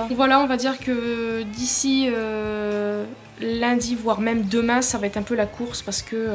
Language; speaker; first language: French; native; French